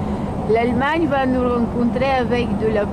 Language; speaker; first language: French; non-native, learner; Russian